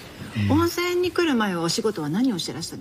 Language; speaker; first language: Japanese; native; Japanese